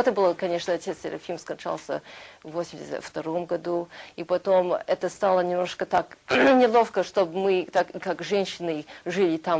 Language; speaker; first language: Russian; early bilingual, heritage; Russian